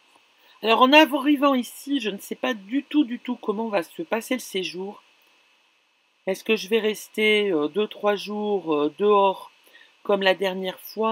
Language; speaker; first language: French; native; French